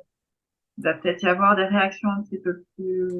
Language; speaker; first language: French; native; French